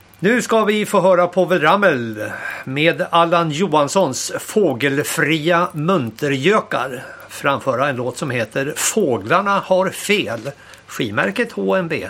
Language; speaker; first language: Swedish; native; Swedish